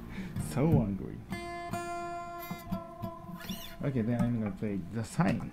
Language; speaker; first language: English; non-native, learner; Japanese